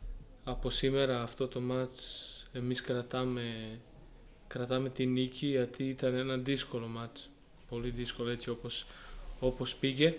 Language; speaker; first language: Greek; non-native, fluent; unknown